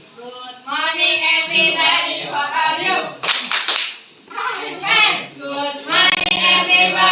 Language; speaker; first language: English; non-native, learner; Indonesian